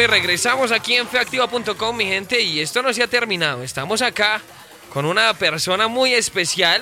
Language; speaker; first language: Spanish; native; Spanish